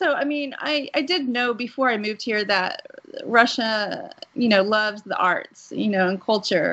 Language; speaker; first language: English; native; English